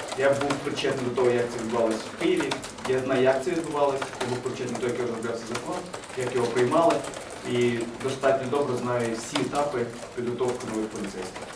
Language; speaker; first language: Ukrainian; early bilingual, other home language; Persian